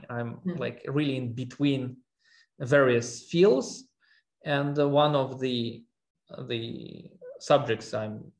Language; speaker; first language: English; non-native, fluent; Armenian